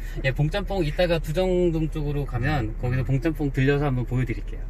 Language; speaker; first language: Korean; native; Korean